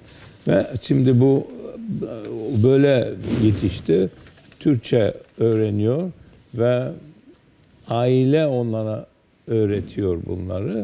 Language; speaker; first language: Turkish; early bilingual, heritage; Turkish